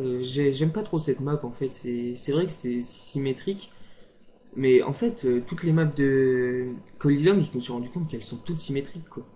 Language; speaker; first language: French; native; French